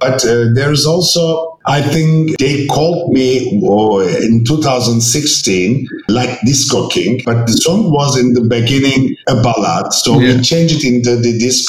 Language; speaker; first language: English; non-native, fluent; Turkish